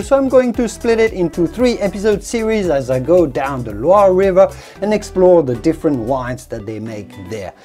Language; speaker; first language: English; non-native, fluent; French